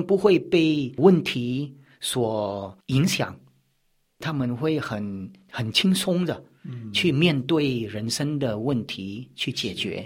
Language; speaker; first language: Chinese; early bilingual, heritage; Chinese